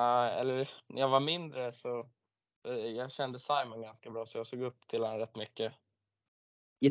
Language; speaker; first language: Swedish; native; Swedish